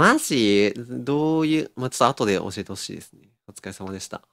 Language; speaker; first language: Japanese; native; Japanese